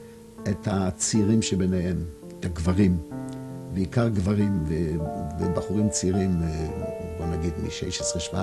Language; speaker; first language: Hebrew; non-native, fluent; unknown